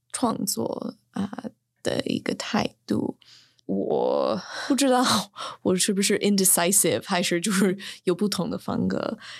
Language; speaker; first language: Chinese; non-native, fluent; English